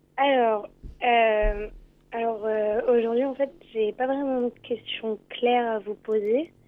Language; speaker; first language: French; native; French